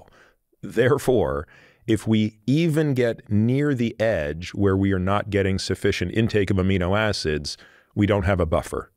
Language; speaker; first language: English; native; English